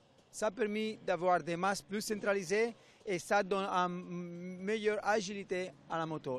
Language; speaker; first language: French; non-native, fluent; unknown